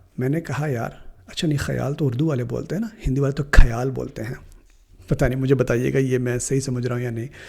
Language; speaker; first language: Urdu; native; Urdu